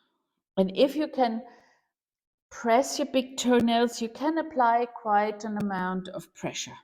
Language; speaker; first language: English; non-native, fluent; German